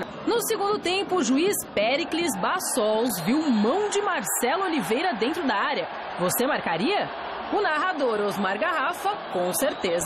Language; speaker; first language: Portuguese; native; Portuguese